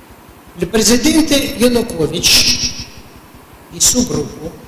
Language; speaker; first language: Spanish; non-native, fluent; Russian